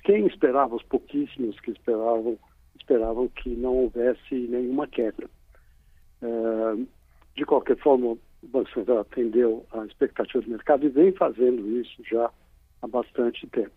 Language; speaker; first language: Portuguese; native; Portuguese